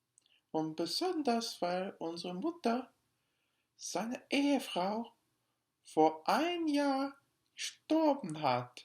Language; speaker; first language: German; non-native, learner; English